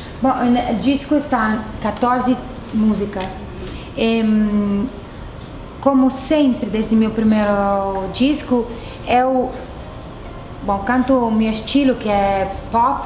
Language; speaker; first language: Portuguese; non-native, fluent; Italian